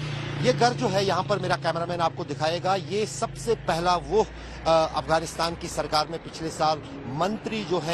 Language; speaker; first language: Hindi; native; Hindi